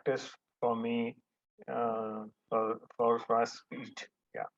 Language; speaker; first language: English; non-native, local second language; Hindi